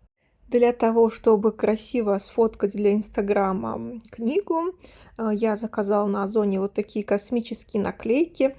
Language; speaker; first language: Russian; native; Russian